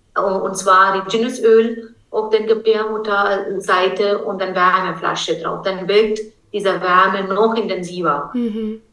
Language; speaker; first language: German; non-native, fluent; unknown